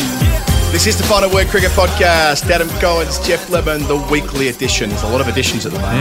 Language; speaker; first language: English; native; English